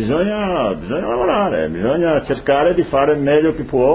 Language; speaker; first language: Italian; non-native, local second language; Friulian